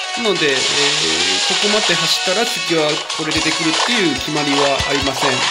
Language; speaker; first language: Japanese; non-native, fluent; Chinese